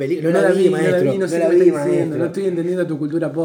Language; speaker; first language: Spanish; native; Spanish